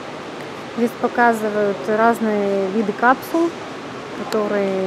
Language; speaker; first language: Russian; native; Russian